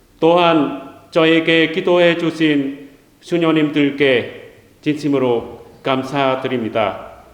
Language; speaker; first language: Korean; non-native, learner; Vietnamese